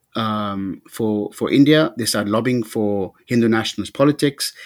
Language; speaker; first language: English; native; English